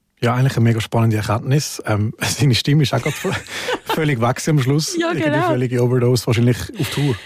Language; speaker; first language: German; native; German